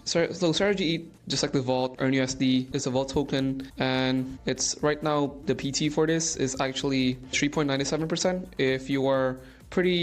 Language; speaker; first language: English; non-native, fluent; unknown